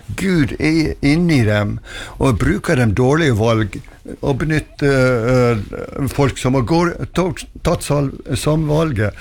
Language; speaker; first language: Norwegian; early bilingual, heritage; Norwegian